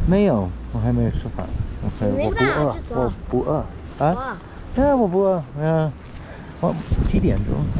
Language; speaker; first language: Chinese; non-native, learner; English